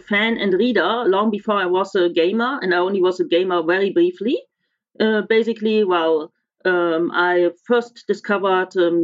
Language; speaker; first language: English; non-native, fluent; German